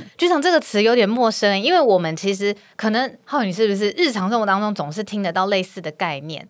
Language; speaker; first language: Chinese; native; Chinese